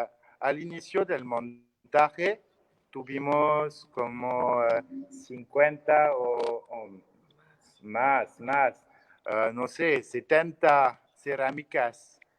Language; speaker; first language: Spanish; non-native, learner; French